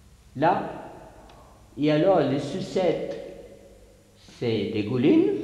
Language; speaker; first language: French; non-native, fluent; English